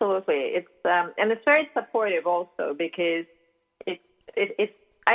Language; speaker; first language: English; non-native, fluent; Russian